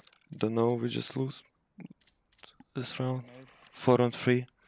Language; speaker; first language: English; non-native, fluent; Russian